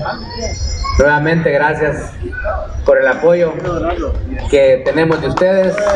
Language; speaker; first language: Spanish; native; Spanish